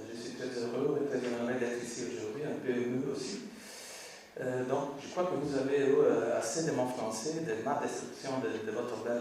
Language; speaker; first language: French; non-native, fluent; Italian